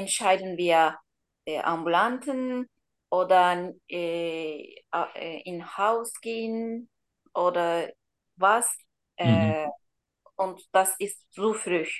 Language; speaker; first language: German; non-native, learner; Turkish